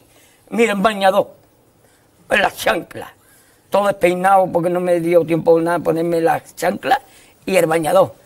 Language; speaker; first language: Spanish; native; Spanish